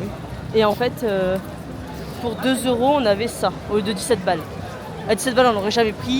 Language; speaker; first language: French; native; French